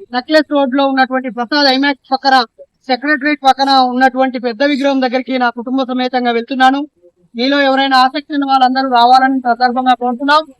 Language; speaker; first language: Telugu; native; Telugu